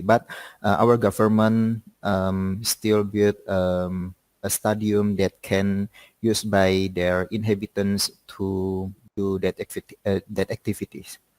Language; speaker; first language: English; non-native, learner; Indonesian